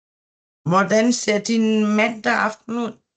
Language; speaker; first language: Danish; native; Danish